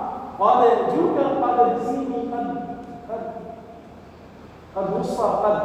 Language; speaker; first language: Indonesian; non-native, learner; Arabic